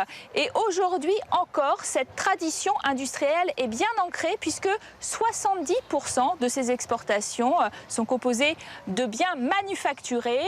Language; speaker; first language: French; native; French